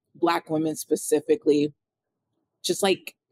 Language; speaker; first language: English; native; English